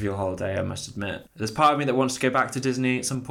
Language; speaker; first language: English; native; English